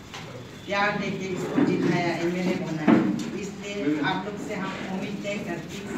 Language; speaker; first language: Hindi; non-native, local second language; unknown